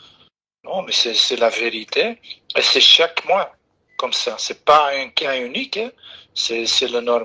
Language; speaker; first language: French; non-native, local second language; Dutch